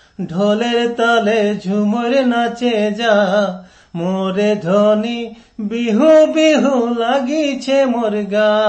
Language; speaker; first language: Assamese; non-native, local second language; Sadri